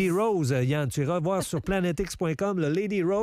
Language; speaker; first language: French; native; French